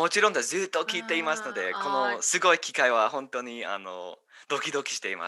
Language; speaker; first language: Japanese; non-native, learner; English